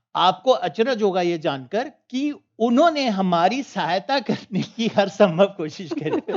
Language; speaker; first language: Hindi; non-native, local second language; Punjabi